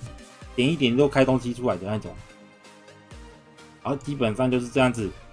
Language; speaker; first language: Chinese; native; Chinese